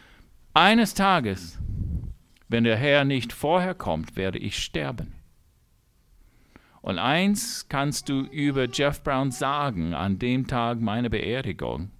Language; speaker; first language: German; non-native, fluent; English